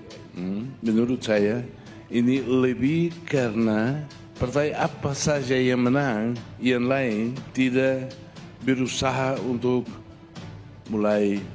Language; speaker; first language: Indonesian; non-native, fluent; Tetum